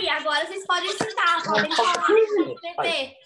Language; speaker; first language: Portuguese; native; Portuguese